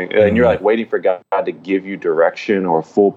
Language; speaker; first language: English; native; English